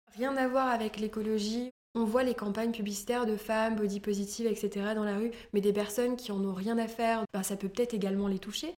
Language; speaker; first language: French; native; French